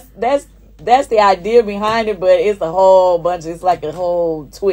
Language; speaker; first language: English; native; English